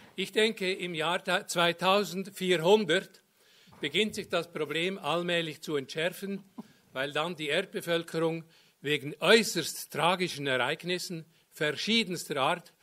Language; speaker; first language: German; native; German